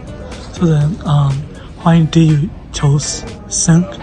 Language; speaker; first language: English; non-native, learner; Burmese